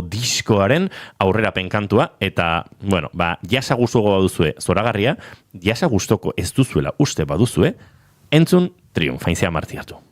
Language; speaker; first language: Basque; native; Basque